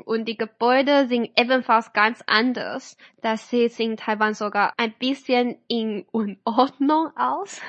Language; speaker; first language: German; non-native, fluent; Chinese